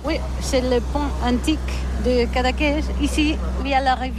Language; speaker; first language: French; non-native, learner; Catalan